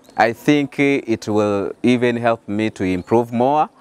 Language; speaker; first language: English; non-native, fluent; Rundi